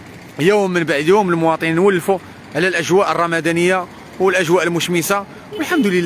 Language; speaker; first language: Arabic; native; Arabic